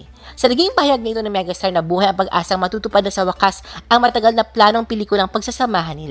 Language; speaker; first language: Filipino; native; Filipino